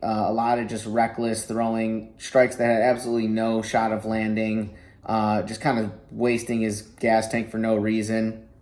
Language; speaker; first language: English; native; English